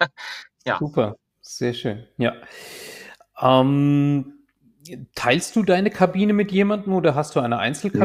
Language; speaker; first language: German; native; German